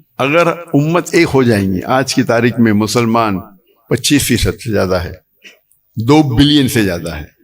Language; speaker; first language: Urdu; non-native, local second language; Konkani